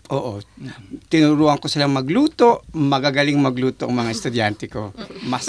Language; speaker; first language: Filipino; native; Filipino